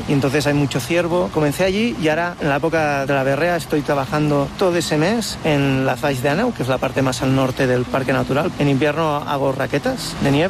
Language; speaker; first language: Spanish; native; Spanish